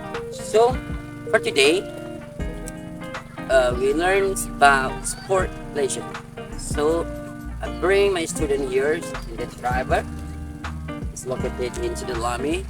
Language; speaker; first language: English; non-native, fluent; Indonesian